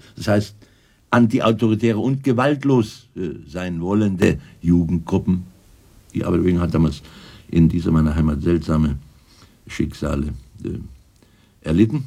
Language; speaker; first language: German; native; German